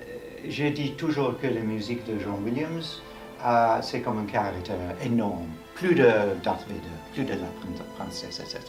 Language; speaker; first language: French; non-native, fluent; English